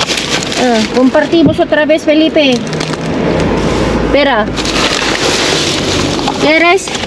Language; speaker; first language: Spanish; non-native, learner; Filipino